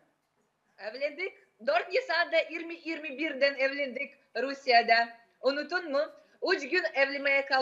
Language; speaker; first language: Turkish; non-native, learner; Russian